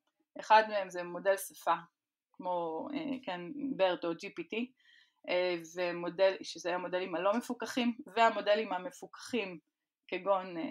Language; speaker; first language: Hebrew; native; Hebrew